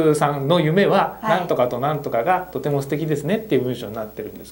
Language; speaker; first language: Japanese; native; Japanese